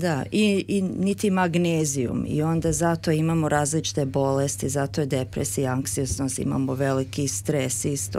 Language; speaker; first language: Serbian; early bilingual, heritage; Serbian